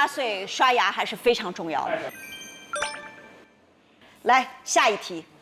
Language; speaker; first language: Chinese; native; Chinese